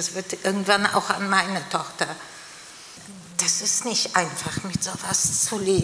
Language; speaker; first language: German; non-native, fluent; Polish